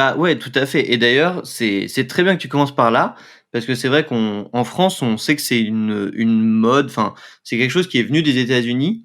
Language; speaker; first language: French; native; French